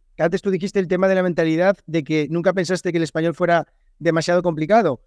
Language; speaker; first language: Spanish; native; Spanish